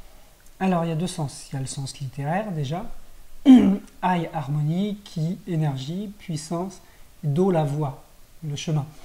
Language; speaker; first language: French; native; French